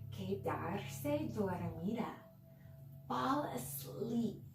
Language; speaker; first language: Spanish; non-native, learner; English